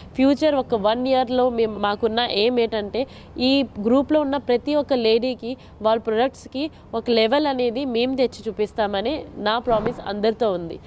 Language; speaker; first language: Telugu; non-native, local second language; Hindi